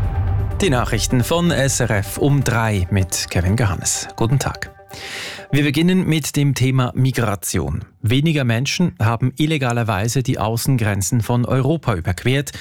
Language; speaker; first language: German; native; German